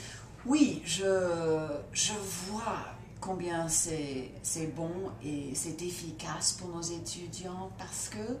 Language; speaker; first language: French; non-native, fluent; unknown